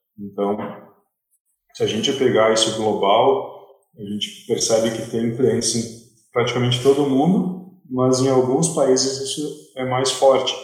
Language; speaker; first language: Portuguese; native; Portuguese